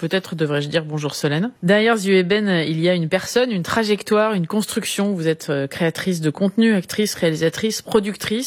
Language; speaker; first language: French; native; French